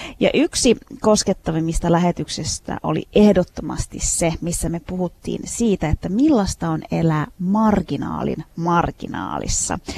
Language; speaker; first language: Finnish; early bilingual, other home language; Turkish